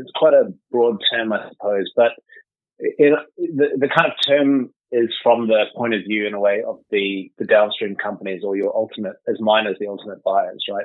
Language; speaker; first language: English; native; English